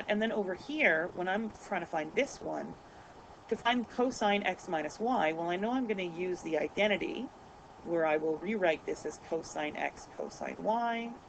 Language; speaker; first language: English; native; English